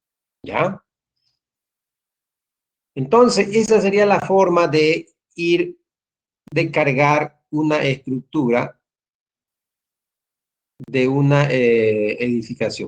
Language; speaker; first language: Spanish; native; Spanish